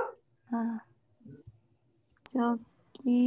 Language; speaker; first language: Korean; non-native, learner; Spanish